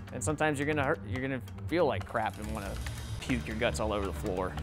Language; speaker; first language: English; native; English